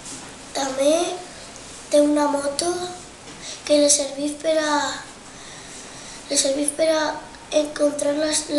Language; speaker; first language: Catalan; non-native, local second language; Spanish